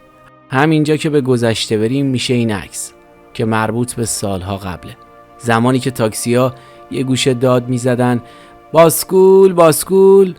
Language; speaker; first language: Persian; native; Persian